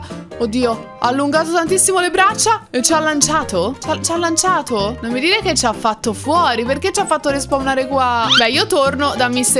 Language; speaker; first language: Italian; native; Italian